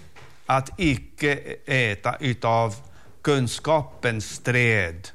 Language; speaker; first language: Swedish; non-native, fluent; Arabic